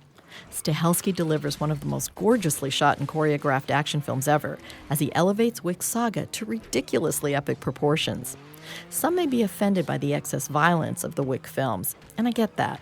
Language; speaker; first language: English; native; English